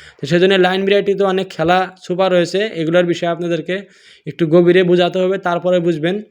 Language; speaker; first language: Bangla; non-native, local second language; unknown